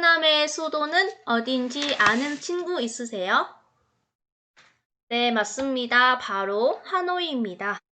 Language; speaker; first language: Korean; non-native, fluent; Vietnamese